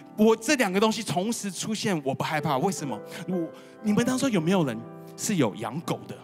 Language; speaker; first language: Chinese; early bilingual, heritage; Chinese